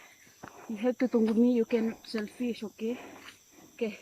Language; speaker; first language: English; non-native, local second language; Malay